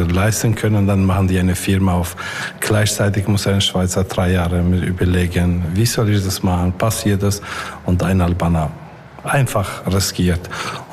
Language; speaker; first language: German; non-native, learner; Albanian